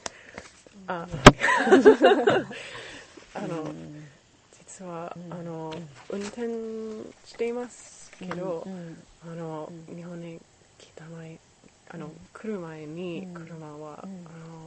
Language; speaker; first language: Japanese; non-native, learner; English